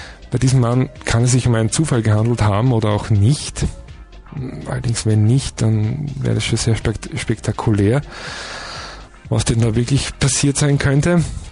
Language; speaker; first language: German; native; German